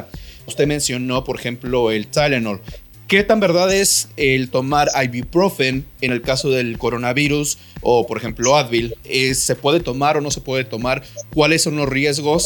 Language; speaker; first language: Spanish; native; Spanish